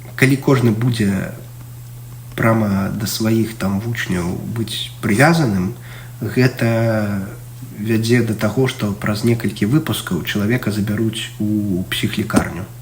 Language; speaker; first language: Belarusian; non-native, local second language; Russian